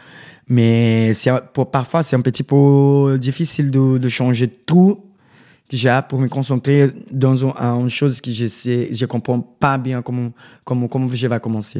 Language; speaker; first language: French; non-native, learner; Portuguese